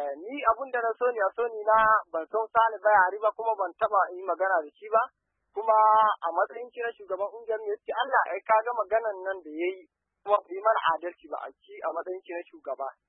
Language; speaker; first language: Hausa; non-native, local second language; Fula